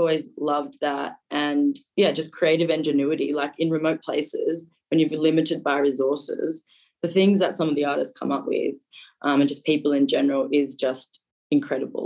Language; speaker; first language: English; native; English